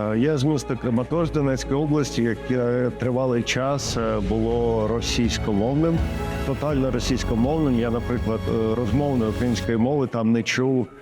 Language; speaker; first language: Ukrainian; non-native, local second language; Russian